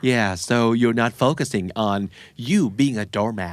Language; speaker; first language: English; non-native, fluent; Thai